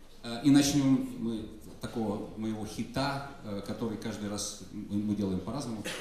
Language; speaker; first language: Russian; native; Russian